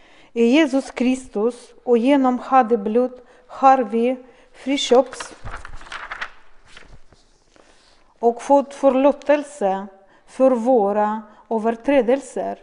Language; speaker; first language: Swedish; non-native, fluent; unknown